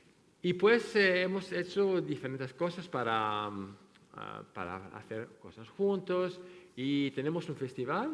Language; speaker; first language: Spanish; non-native, fluent; French